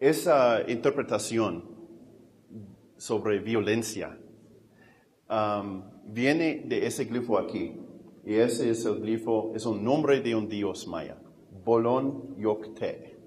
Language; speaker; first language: Spanish; non-native, fluent; English